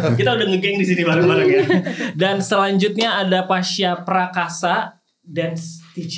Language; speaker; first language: Indonesian; native; Indonesian